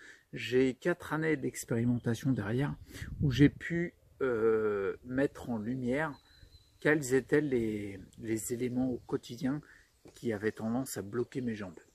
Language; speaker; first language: French; native; French